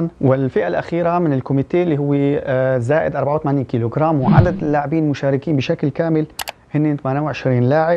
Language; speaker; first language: Arabic; early bilingual, heritage; Arabic